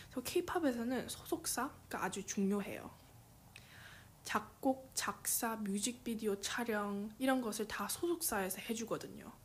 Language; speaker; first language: Korean; early bilingual, heritage; Korean